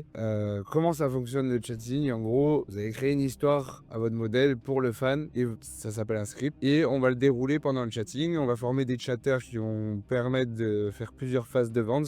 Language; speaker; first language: French; native; French